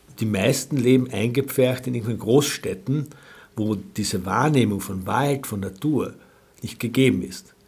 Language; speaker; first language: German; native; German